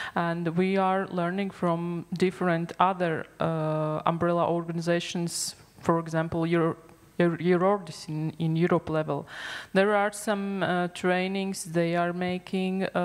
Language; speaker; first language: English; non-native, fluent; Latvian